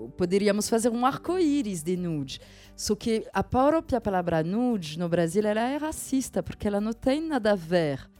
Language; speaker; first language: Portuguese; non-native, fluent; French